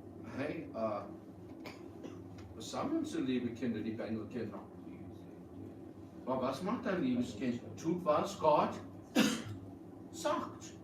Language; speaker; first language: German; early bilingual, heritage; English